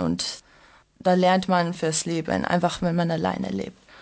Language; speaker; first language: German; non-native, fluent; English